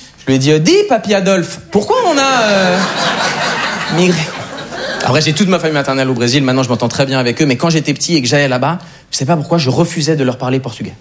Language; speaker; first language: French; native; French